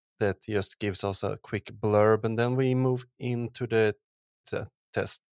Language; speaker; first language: English; non-native, fluent; Swedish